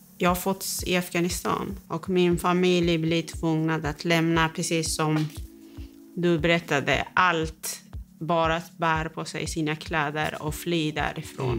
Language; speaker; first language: Swedish; non-native, fluent; Persian